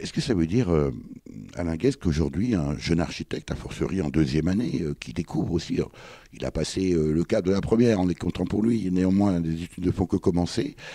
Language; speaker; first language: French; native; French